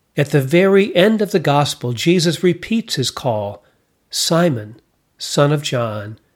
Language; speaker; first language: English; native; English